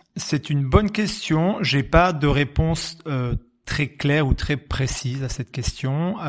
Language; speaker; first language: French; native; French